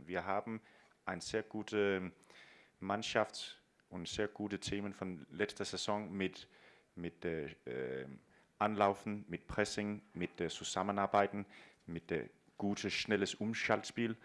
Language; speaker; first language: German; non-native, fluent; Danish